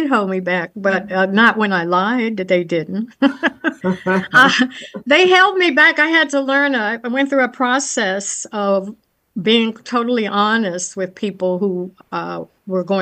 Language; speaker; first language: English; native; English